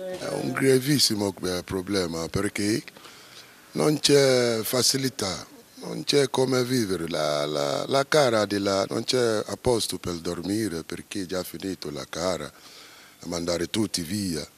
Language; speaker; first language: Italian; non-native, learner; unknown